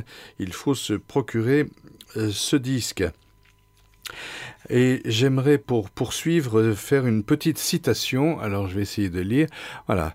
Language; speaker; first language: French; native; French